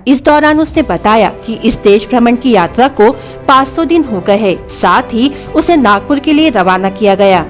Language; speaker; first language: Hindi; native; Hindi